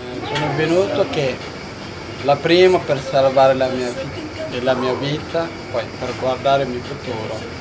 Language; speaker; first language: Italian; non-native, learner; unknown